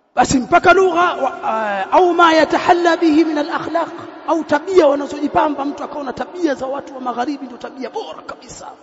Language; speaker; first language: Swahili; native; Swahili